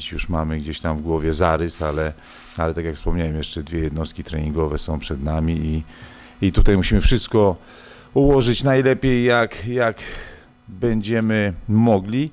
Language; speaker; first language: Polish; native; Polish